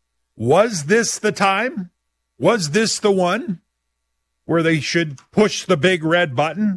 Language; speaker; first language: English; native; English